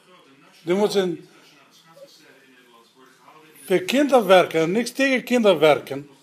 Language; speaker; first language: Dutch; non-native, learner; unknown